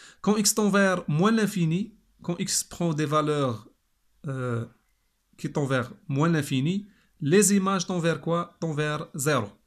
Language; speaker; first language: French; non-native, local second language; Arabic